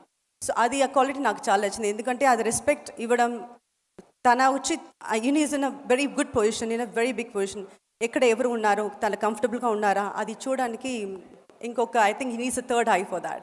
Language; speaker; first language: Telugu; non-native, fluent; Tamil